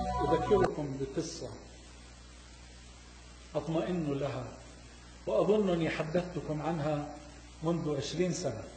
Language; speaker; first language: Arabic; native; Arabic